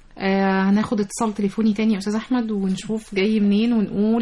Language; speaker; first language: Arabic; native; Arabic